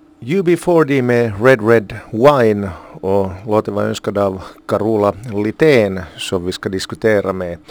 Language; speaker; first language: Swedish; native; Swedish